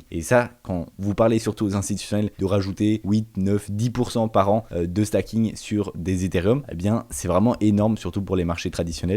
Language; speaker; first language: French; native; French